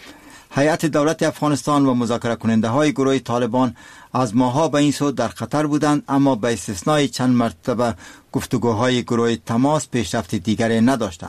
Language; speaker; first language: Persian; native; Persian